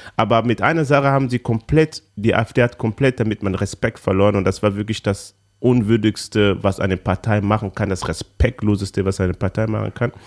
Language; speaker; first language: German; early bilingual, other home language; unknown